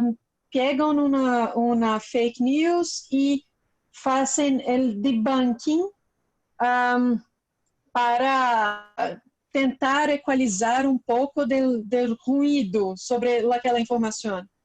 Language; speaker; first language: Spanish; non-native, learner; Portuguese